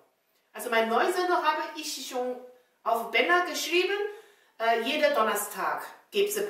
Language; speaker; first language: German; non-native, learner; Chinese